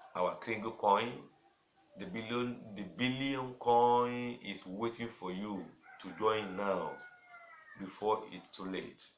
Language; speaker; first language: English; non-native, local second language; Yoruba